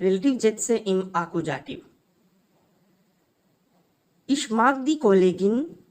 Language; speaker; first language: German; non-native, fluent; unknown